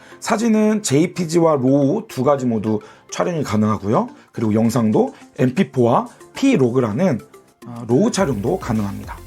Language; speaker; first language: Korean; native; Korean